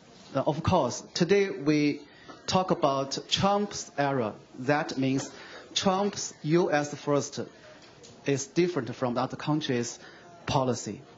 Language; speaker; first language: English; non-native, fluent; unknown